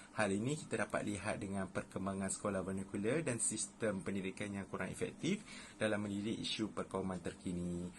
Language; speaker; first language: Malay; native; Malay